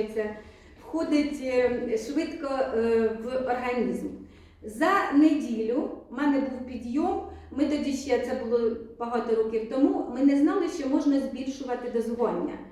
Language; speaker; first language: Ukrainian; non-native, local second language; Russian